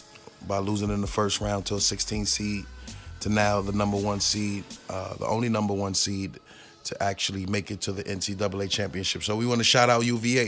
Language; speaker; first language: English; native; English